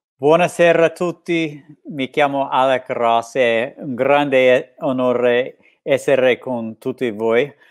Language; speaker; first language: Italian; non-native, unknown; English